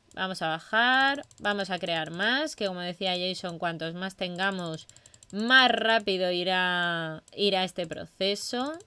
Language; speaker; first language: Spanish; native; Spanish